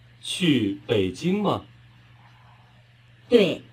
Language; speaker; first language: Chinese; non-native, learner; Vietnamese